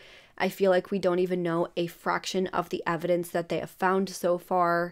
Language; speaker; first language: English; native; English